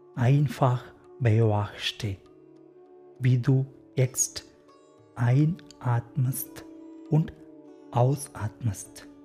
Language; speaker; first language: German; non-native, learner; Malayalam